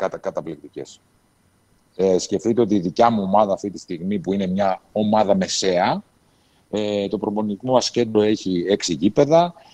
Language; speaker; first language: Greek; native; Greek